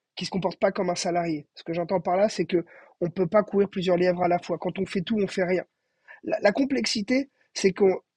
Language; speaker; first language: French; native; French